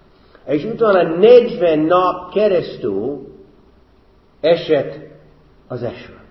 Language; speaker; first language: Hungarian; non-native, fluent; English